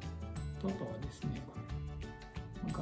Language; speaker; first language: Japanese; native; Japanese